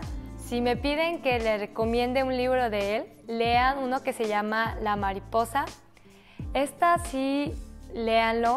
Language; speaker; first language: Spanish; early bilingual, other home language; Korean